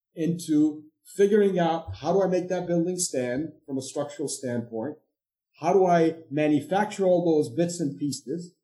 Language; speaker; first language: English; non-native, fluent; Arabic